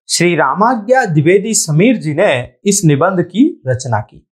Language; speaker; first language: Hindi; non-native, local second language; Telugu